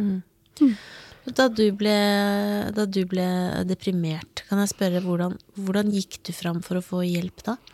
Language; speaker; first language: Norwegian; native; Norwegian